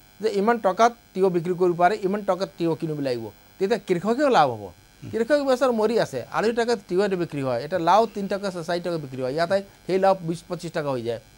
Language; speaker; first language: Assamese; non-native, local second language; Nepali